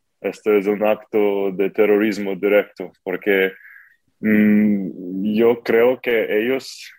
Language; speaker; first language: Spanish; non-native, fluent; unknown